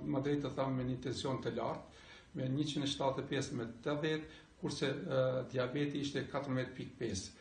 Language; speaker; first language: Albanian; native; Albanian